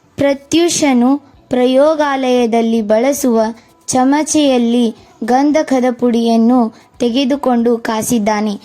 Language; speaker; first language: Kannada; native; Kannada